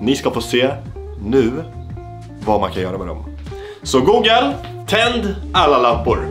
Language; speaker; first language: Swedish; native; Swedish